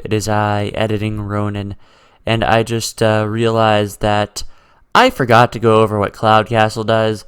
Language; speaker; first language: English; native; English